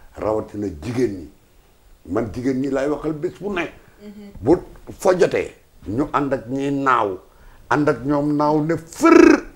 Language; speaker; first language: Wolof; native; Wolof